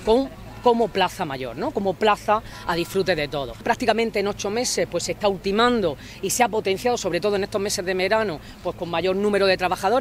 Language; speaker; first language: Spanish; native; Spanish